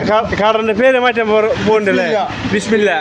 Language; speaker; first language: Malayalam; non-native, local second language; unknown